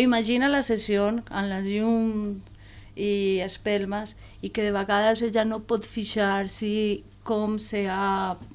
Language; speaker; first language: Catalan; non-native, learner; Spanish